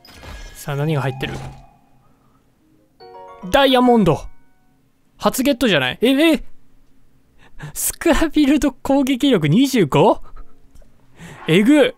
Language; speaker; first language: Japanese; native; Japanese